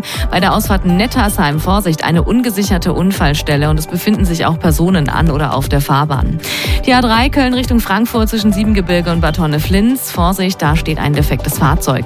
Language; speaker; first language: German; native; German